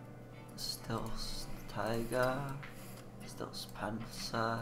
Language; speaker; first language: Japanese; non-native, learner; English